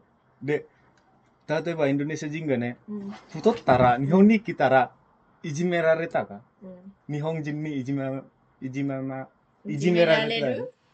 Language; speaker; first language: Japanese; non-native, fluent; Indonesian